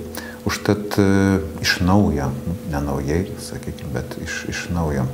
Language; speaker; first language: Lithuanian; native; Lithuanian